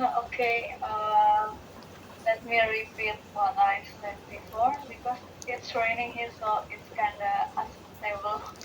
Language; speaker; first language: English; non-native, learner; Indonesian